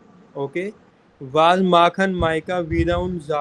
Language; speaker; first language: German; non-native, fluent; Hindi